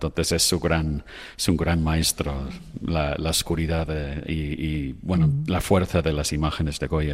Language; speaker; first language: Spanish; non-native, fluent; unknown